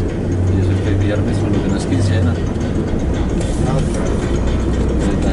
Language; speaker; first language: Spanish; native; Spanish